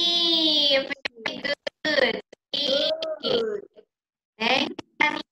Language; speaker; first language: English; non-native, learner; Indonesian